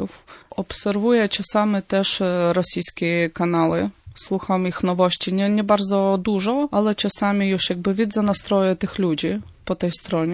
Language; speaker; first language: Polish; non-native, fluent; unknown